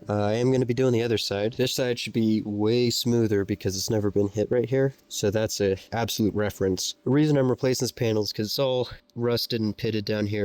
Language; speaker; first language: English; native; English